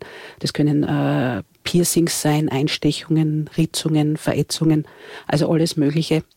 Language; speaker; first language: German; native; German